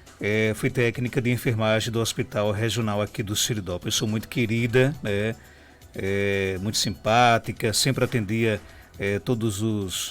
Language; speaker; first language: Portuguese; native; Portuguese